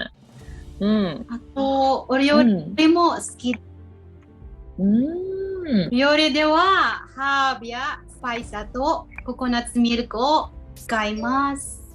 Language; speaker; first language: Japanese; non-native, local second language; Filipino